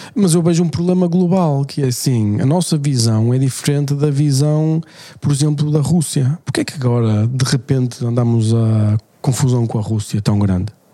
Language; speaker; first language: Portuguese; native; Portuguese